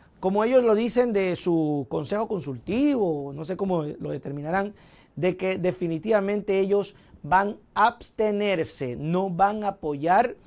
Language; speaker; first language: Spanish; native; Spanish